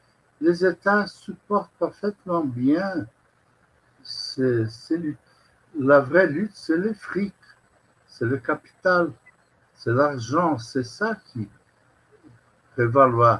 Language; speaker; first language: French; non-native, fluent; Portuguese